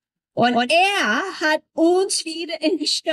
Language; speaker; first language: German; non-native, learner; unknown